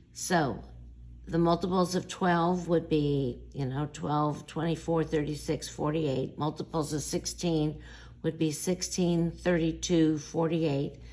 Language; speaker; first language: English; native; English